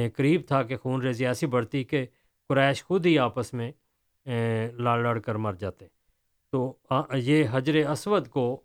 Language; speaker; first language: Urdu; native; Urdu